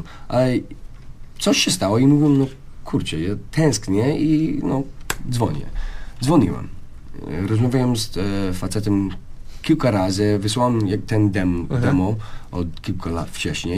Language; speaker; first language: Polish; non-native, learner; English